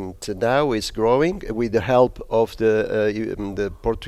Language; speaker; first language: English; non-native, learner; Spanish